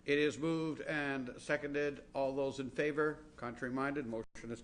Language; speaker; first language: English; native; English